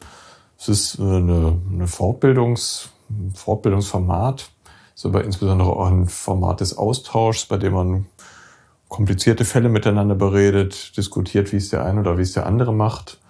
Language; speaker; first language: German; native; German